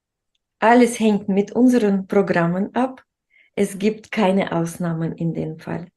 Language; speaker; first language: German; non-native, fluent; Russian